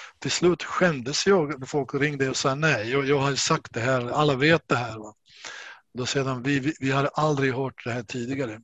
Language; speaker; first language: Swedish; non-native, fluent; Bosnian